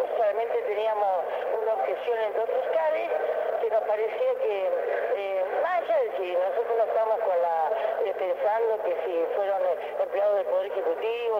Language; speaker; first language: Spanish; native; Spanish